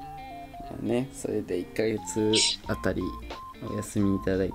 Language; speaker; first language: Japanese; native; Japanese